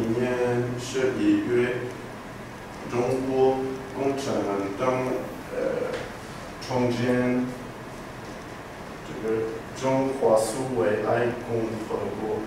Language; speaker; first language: Chinese; non-native, learner; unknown